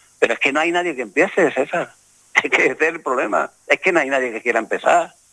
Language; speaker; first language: Spanish; native; Spanish